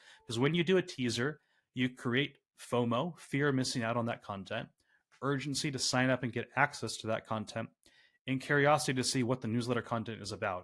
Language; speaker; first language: English; native; English